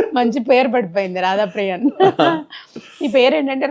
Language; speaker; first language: Telugu; native; Telugu